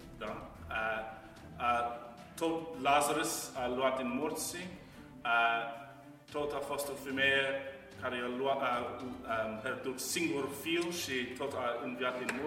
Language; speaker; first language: Romanian; non-native, learner; English